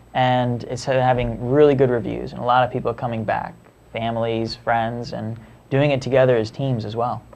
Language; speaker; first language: English; native; English